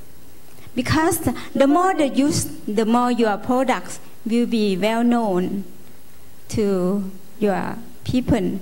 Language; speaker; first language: English; non-native, learner; Lao